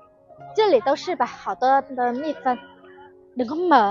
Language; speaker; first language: Chinese; non-native, fluent; Vietnamese